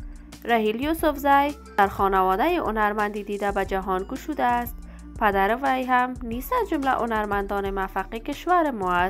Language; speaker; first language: Persian; native; Persian